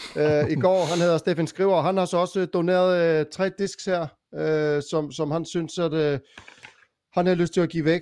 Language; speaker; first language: Danish; native; Danish